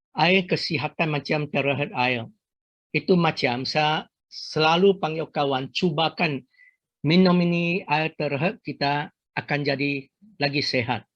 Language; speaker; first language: Malay; non-native, local second language; Chinese